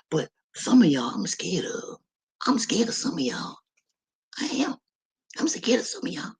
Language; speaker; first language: English; native; English